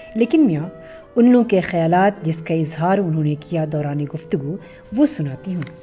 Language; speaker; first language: Urdu; native; Urdu